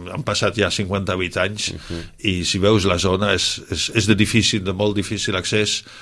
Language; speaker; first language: Catalan; non-native, fluent; Dutch